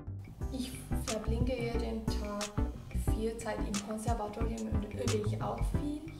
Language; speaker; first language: German; non-native, learner; Japanese